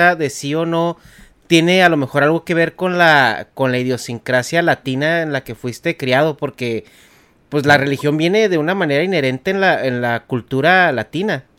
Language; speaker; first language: Spanish; native; Spanish